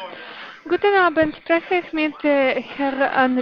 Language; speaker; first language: German; non-native, learner; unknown